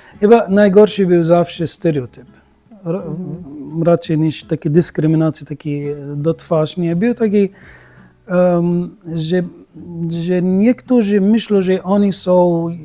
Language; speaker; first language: Polish; non-native, learner; Arabic